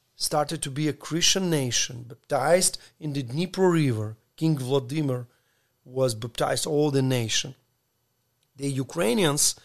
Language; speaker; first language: English; non-native, learner; Ukrainian